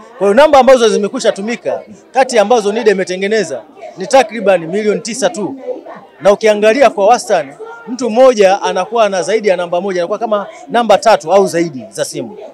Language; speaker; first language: Swahili; native; Swahili